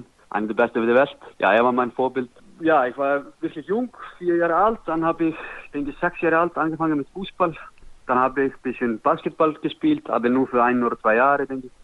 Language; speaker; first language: German; non-native, learner; Icelandic